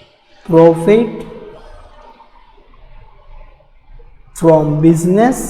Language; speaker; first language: English; non-native, local second language; Gujarati